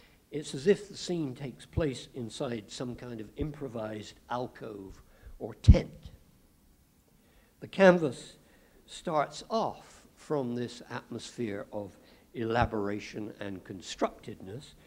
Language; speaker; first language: English; native; English